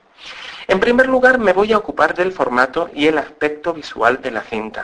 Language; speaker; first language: Spanish; native; Spanish